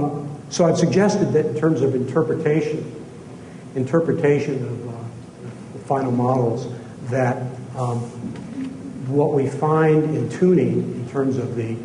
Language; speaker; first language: English; native; English